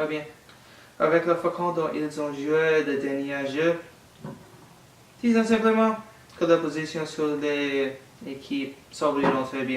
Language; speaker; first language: French; non-native, learner; English